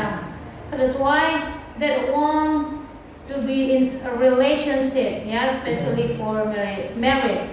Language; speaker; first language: English; non-native, learner; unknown